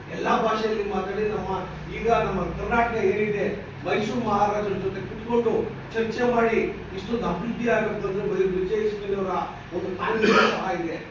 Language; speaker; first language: Kannada; non-native, local second language; Urdu